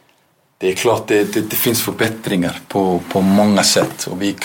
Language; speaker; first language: Swedish; non-native, fluent; Icelandic